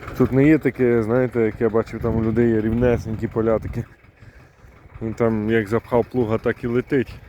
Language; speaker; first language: Ukrainian; native; Ukrainian